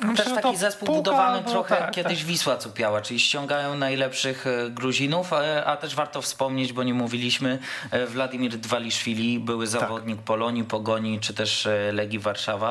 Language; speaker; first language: Polish; native; Polish